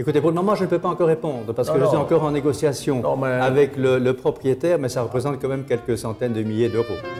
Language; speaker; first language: French; native; French